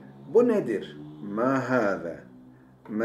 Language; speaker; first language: Arabic; non-native, fluent; Turkish